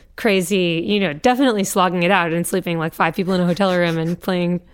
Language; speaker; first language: English; native; English